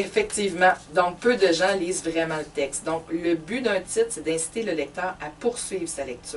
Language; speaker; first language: French; native; French